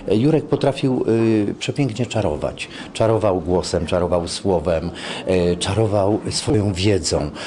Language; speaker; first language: Polish; native; Polish